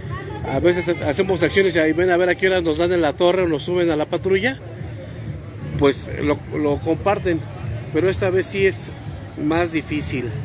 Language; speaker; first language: Spanish; native; Spanish